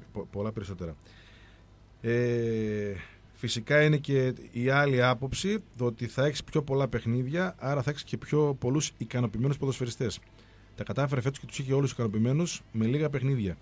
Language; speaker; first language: Greek; native; Greek